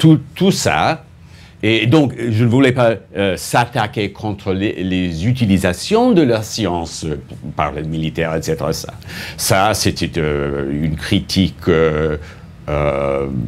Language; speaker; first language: French; non-native, fluent; English